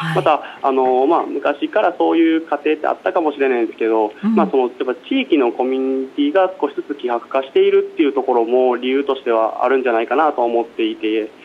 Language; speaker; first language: Japanese; native; Japanese